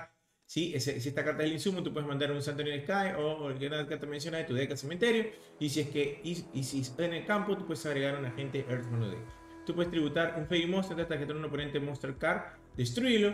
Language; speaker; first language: Spanish; native; Spanish